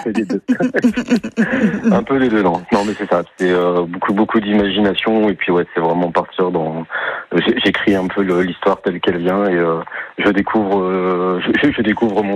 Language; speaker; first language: French; native; French